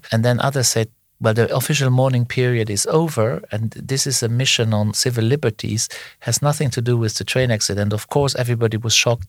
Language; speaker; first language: English; non-native, fluent; Luxembourgish